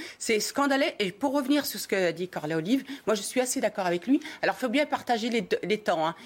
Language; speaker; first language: French; early bilingual, other home language; Arabic